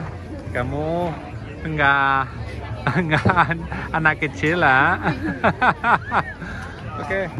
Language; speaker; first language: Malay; non-native, fluent; Catalan